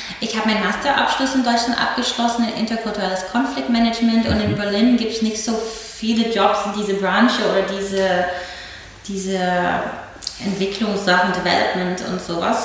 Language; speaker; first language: German; non-native, fluent; English